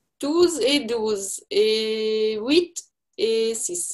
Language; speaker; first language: French; non-native, learner; German